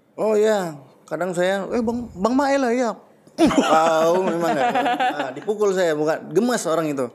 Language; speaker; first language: Indonesian; native; Indonesian